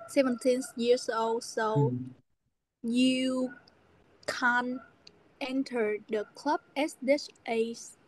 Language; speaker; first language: English; non-native, learner; Vietnamese